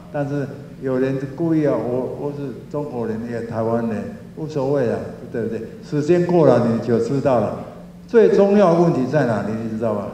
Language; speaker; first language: Chinese; non-native, local second language; Min Nan Chinese